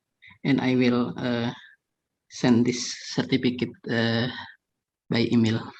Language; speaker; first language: English; non-native, fluent; Indonesian